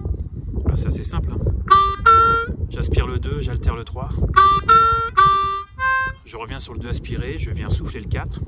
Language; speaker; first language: French; native; French